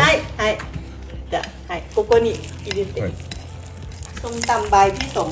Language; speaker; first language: Japanese; non-native, learner; Thai